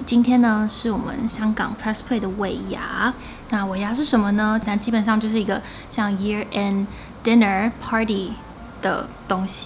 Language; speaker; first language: Chinese; native; Chinese